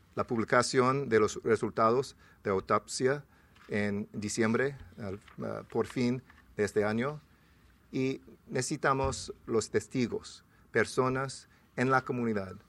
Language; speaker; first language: Spanish; non-native, learner; English